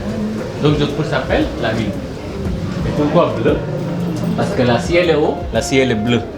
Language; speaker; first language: French; non-native, learner; Hindi